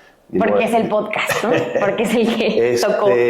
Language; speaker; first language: Spanish; native; Spanish